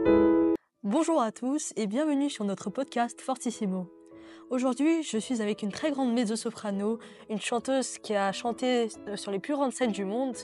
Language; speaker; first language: French; native; French